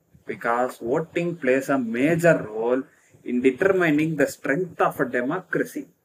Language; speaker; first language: English; non-native, local second language; Tamil